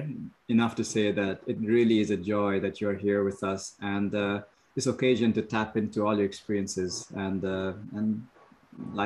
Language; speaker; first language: English; non-native, local second language; Bangla